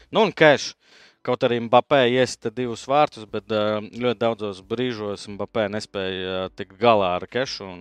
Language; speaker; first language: Latvian; native; Latvian